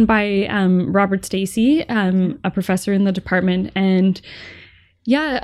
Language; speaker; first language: English; native; English